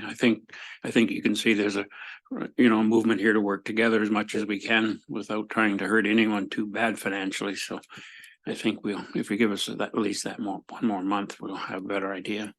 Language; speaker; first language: English; native; English